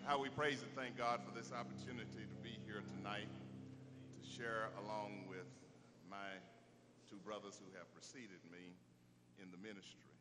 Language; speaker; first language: English; native; English